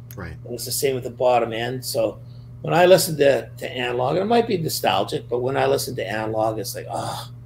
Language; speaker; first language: English; native; English